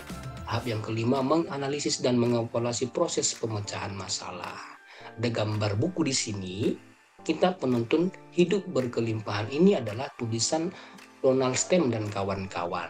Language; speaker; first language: Indonesian; native; Indonesian